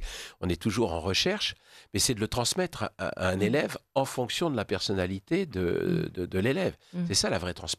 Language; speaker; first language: French; native; French